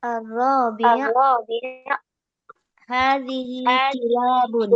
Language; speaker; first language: Arabic; non-native, learner; Indonesian